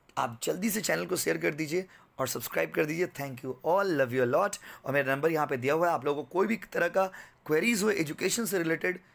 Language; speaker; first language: Hindi; native; Hindi